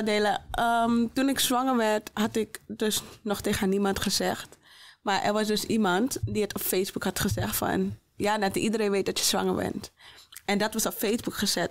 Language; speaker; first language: Dutch; native; Dutch